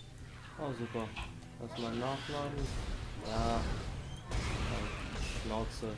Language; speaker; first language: German; native; German